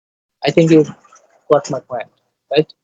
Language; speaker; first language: English; non-native, learner; Bangla